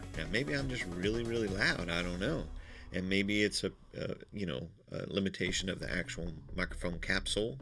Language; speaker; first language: English; native; English